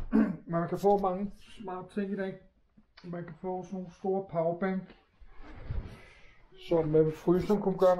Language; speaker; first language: Danish; non-native, fluent; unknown